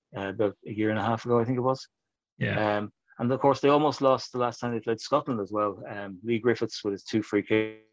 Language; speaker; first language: English; native; English